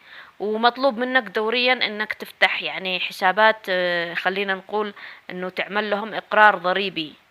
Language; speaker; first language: Arabic; native; Arabic